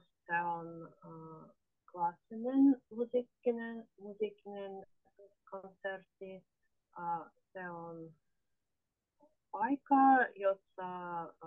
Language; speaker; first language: Finnish; non-native, learner; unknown